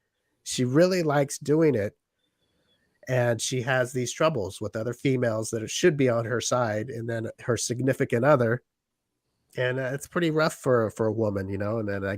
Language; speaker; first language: English; native; English